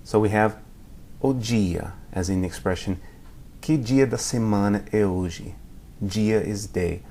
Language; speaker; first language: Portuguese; non-native, fluent; English